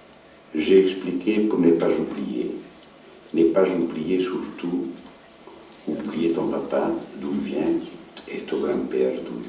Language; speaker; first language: French; non-native, learner; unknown